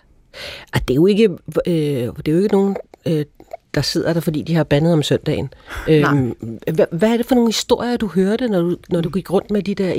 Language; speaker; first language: Danish; native; Danish